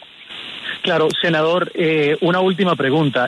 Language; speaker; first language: Spanish; native; Spanish